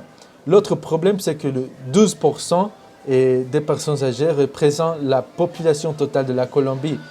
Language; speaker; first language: French; non-native, learner; Spanish